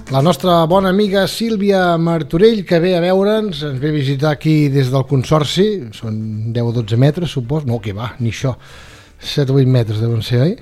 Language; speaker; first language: Catalan; native; Catalan